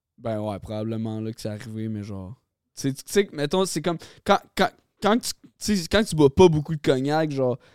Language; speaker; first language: French; native; French